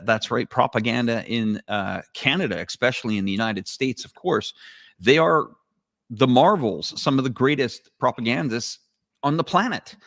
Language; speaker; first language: English; native; English